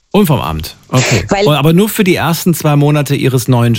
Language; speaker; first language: German; native; German